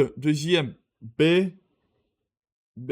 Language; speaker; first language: French; non-native, learner; Russian